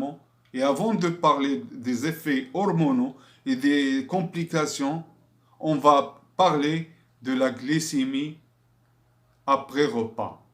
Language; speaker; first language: French; non-native, fluent; Arabic